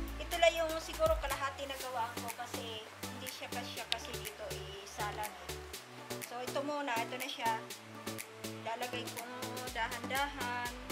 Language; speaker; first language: Filipino; non-native, local second language; Waray